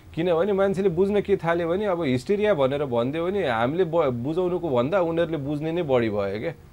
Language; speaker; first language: Nepali; non-native, local second language; Maithili